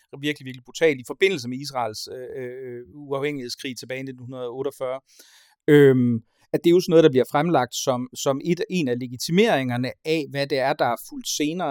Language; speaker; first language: Danish; native; Danish